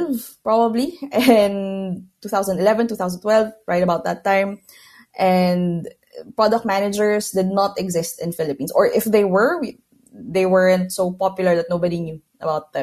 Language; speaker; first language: English; non-native, local second language; Filipino